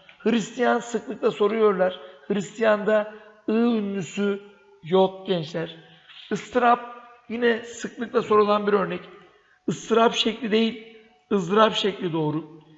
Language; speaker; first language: Turkish; native; Turkish